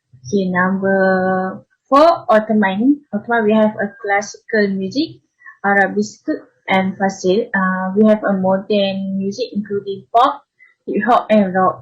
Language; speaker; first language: English; non-native, learner; Malay